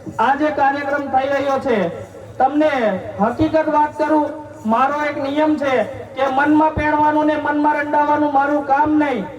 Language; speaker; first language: Gujarati; native; Gujarati